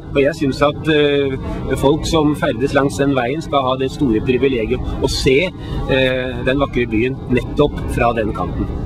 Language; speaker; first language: Norwegian; native; Norwegian